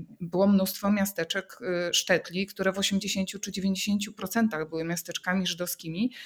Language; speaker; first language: Polish; native; Polish